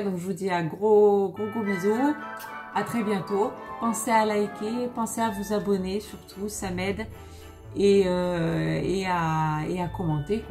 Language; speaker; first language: French; native; French